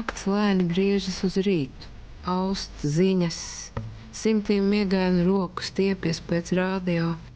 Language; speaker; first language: Latvian; native; Latvian